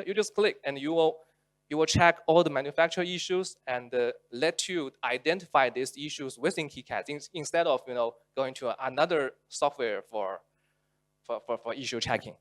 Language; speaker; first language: English; non-native, local second language; Chinese